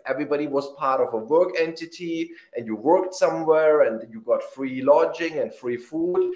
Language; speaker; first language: English; non-native, fluent; German